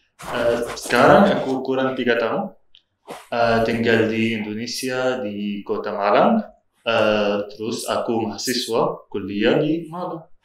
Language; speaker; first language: Indonesian; non-native, learner; Arabic